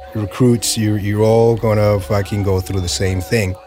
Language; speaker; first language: English; early bilingual, other home language; Spanish